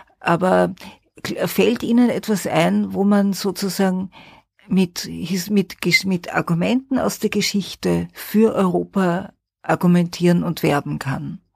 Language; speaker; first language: German; native; German